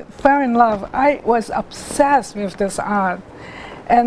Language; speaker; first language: English; non-native, local second language; Cantonese